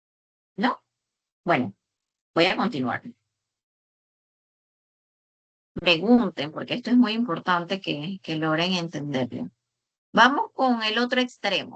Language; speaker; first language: Spanish; native; Spanish